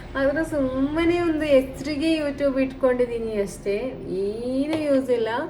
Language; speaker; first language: Kannada; non-native, local second language; Malayalam